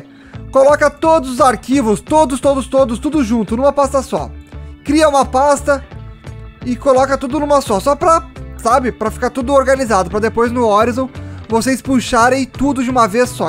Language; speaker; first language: Portuguese; native; Portuguese